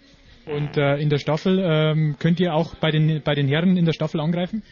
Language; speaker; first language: German; native; German